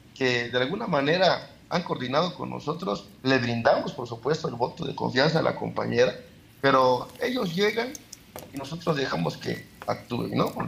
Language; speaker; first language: Spanish; native; Spanish